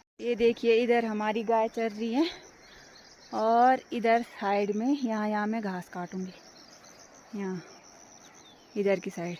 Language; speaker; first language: Hindi; non-native, local second language; Garhwali